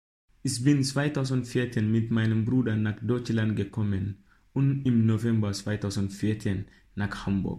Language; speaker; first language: German; non-native, learner; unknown